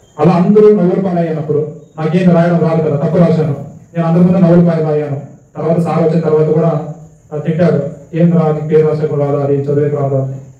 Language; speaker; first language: Telugu; non-native, local second language; Urdu